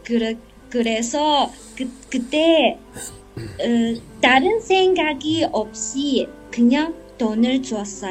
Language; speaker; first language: Korean; non-native, learner; Chinese